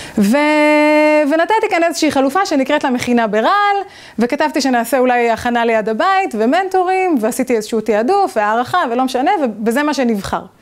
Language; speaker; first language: Hebrew; native; Hebrew